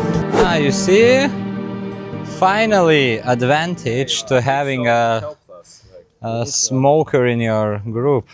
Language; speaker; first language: English; non-native, fluent; Lithuanian